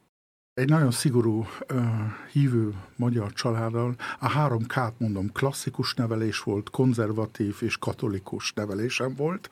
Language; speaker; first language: Hungarian; early bilingual, heritage; Hungarian